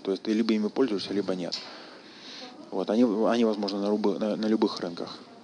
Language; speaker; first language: Russian; native; Russian